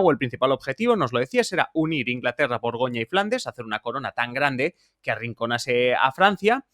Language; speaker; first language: Spanish; native; Spanish